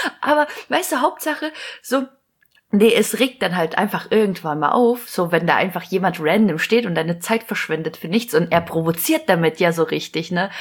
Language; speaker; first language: German; native; German